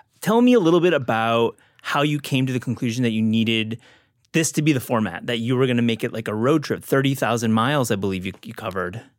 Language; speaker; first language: English; native; English